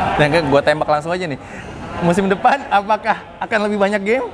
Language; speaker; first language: Indonesian; native; Indonesian